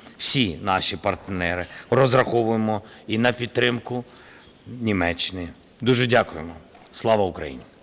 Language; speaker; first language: Ukrainian; non-native, local second language; Russian